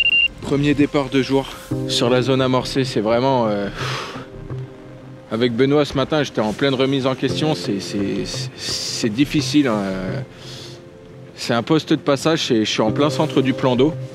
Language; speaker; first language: French; native; French